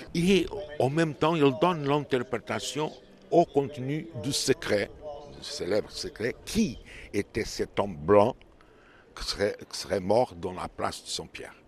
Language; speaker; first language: French; non-native, fluent; Portuguese